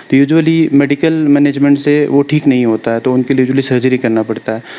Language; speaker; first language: Hindi; non-native, local second language; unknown